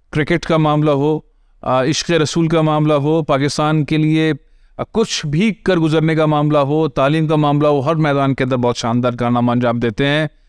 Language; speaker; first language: Urdu; native; Urdu